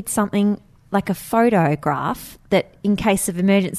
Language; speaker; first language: English; native; English